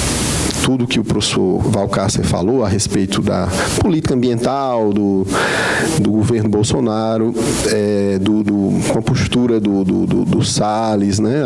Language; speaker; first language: Portuguese; native; Portuguese